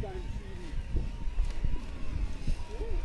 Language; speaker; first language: German; non-native, learner; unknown